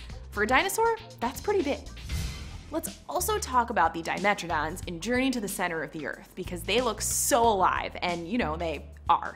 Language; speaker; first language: English; native; English